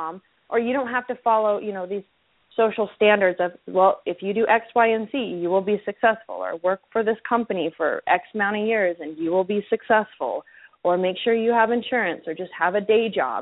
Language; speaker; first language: English; native; English